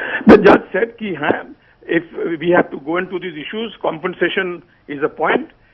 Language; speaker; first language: English; non-native, local second language; Bangla